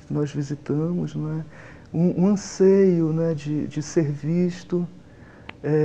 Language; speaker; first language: Portuguese; native; Portuguese